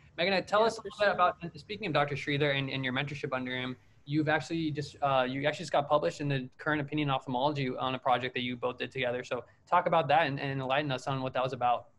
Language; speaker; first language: English; native; English